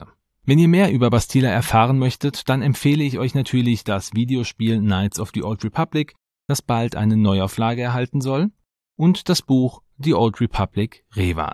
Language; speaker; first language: German; native; German